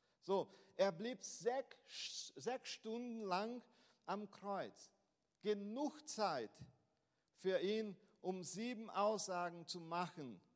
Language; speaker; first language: German; non-native, fluent; Portuguese